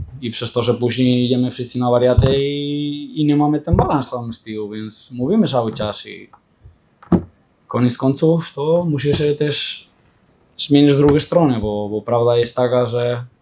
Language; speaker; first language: Polish; non-native, fluent; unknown